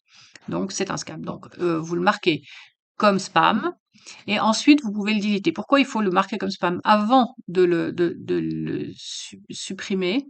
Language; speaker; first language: French; native; French